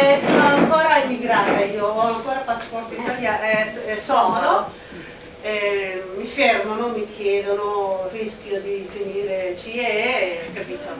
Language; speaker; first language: Italian; non-native, fluent; Somali